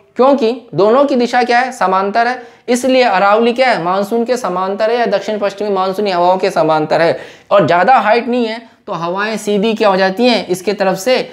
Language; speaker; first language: Hindi; native; Hindi